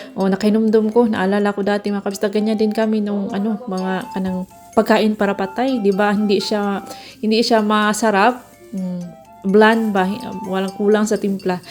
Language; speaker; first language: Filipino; non-native, local second language; Cebuano